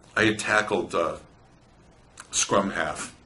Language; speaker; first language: English; native; English